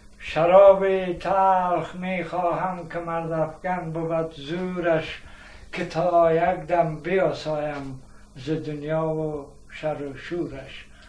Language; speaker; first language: Persian; native; Persian